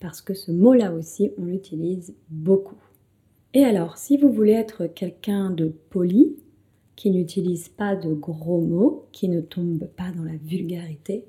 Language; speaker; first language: French; native; French